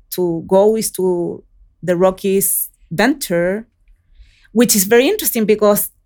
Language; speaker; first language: English; early bilingual, other home language; Spanish